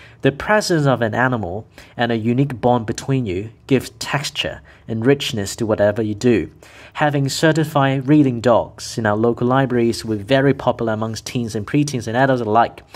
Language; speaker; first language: English; non-native, local second language; Cantonese